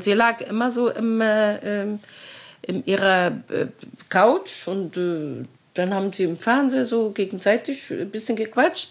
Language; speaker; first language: German; non-native, learner; Arabic